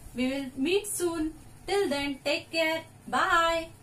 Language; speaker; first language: English; non-native, local second language; Marathi